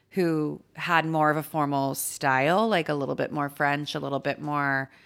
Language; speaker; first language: English; native; English